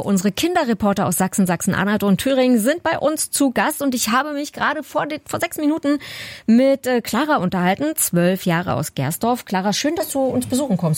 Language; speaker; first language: German; native; German